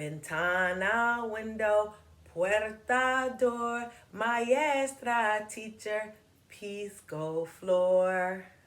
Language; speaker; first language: Spanish; non-native, learner; English